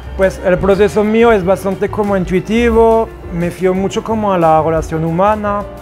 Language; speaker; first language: Spanish; non-native, fluent; French